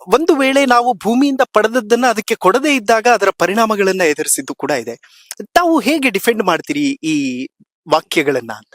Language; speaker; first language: Kannada; native; Kannada